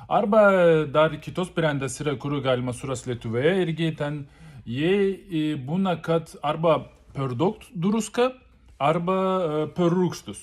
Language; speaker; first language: Lithuanian; non-native, learner; Turkish